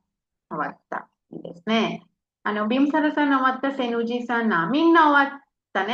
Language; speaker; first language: Japanese; non-native, fluent; Sinhala